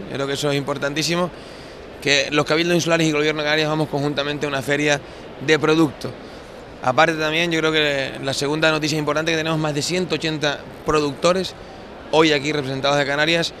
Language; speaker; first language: Spanish; native; Spanish